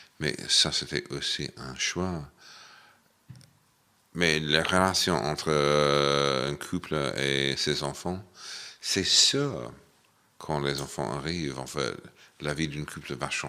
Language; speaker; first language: French; non-native, fluent; English